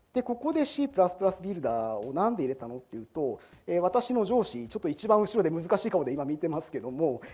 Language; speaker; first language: Japanese; native; Japanese